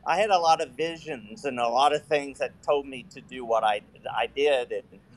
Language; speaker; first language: English; native; English